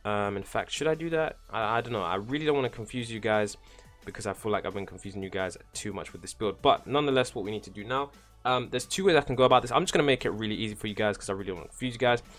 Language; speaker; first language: English; native; English